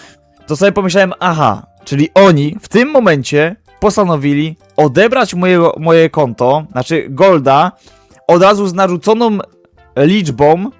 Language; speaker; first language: Polish; native; Polish